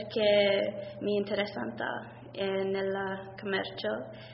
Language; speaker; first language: Italian; non-native, learner; English